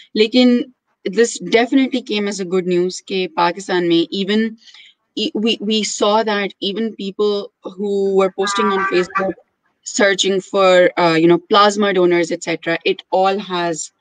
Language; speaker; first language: English; non-native, local second language; Urdu